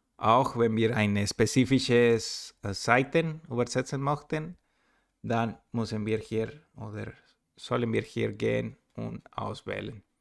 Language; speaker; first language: German; non-native, learner; Spanish